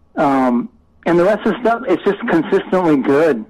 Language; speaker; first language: English; native; English